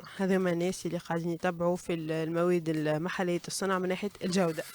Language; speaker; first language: Arabic; native; Arabic